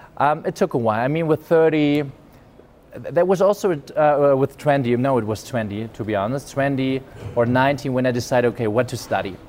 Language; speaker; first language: English; non-native, fluent; German